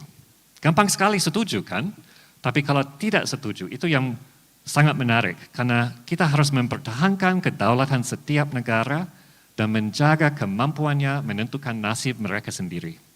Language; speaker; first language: Indonesian; non-native, fluent; English